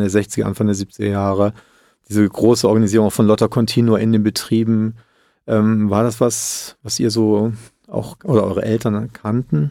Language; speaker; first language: German; early bilingual, other home language; Italian